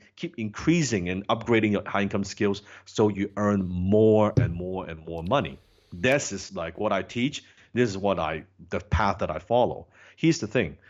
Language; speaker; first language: English; non-native, local second language; Cantonese